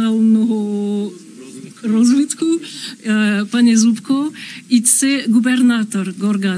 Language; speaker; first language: Ukrainian; non-native, fluent; French